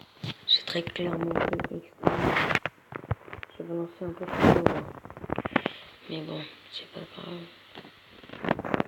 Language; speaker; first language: French; native; French